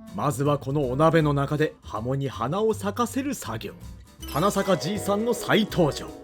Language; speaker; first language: Japanese; native; Japanese